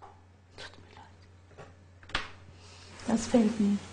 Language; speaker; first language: German; non-native, fluent; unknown